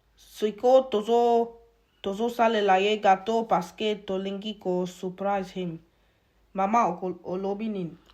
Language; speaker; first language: Lingala; early bilingual, heritage; Lingala